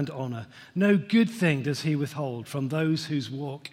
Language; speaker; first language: English; native; English